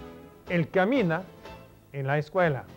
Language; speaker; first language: Spanish; non-native, fluent; English